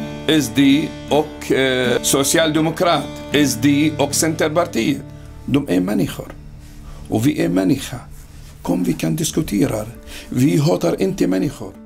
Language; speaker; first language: Swedish; non-native, learner; Arabic